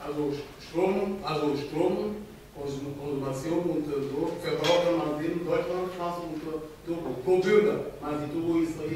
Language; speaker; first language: German; non-native, fluent; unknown